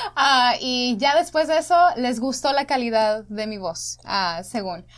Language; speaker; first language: Spanish; early bilingual, other home language; English